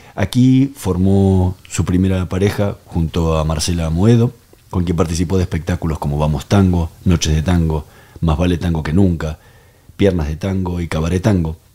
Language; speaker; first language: Spanish; native; Spanish